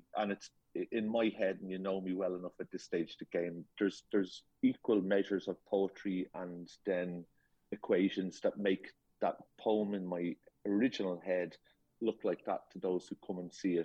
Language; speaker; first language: English; native; English